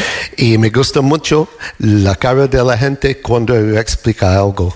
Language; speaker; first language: Spanish; non-native, fluent; English